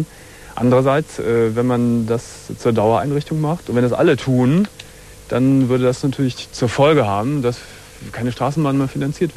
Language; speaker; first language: German; native; German